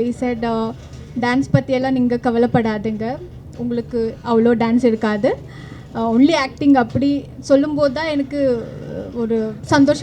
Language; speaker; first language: Tamil; non-native, learner; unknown